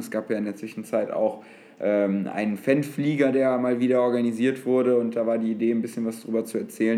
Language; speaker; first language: German; native; German